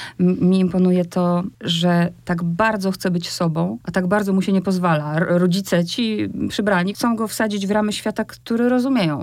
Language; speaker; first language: Polish; native; Polish